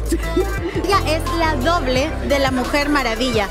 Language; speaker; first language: Spanish; native; Spanish